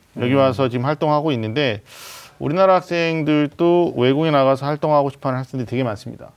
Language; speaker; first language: Korean; native; Korean